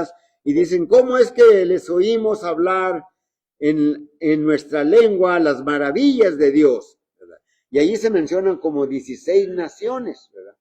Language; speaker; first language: Spanish; native; Spanish